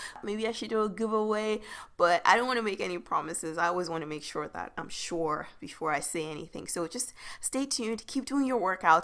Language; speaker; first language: English; native; English